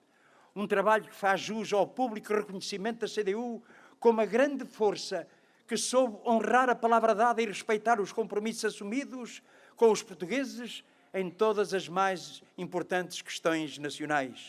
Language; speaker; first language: Portuguese; native; Portuguese